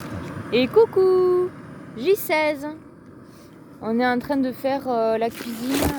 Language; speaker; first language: French; native; French